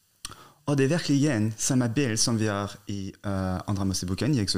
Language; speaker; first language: Swedish; non-native, fluent; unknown